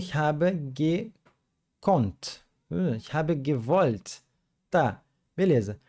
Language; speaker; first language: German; non-native, fluent; Portuguese